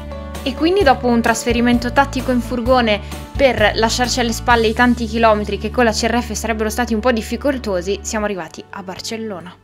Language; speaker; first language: Italian; native; Italian